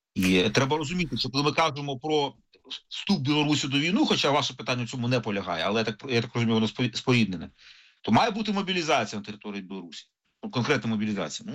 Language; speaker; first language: Ukrainian; native; Ukrainian